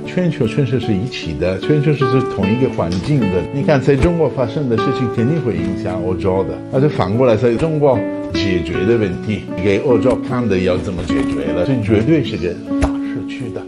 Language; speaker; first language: Chinese; non-native, fluent; Italian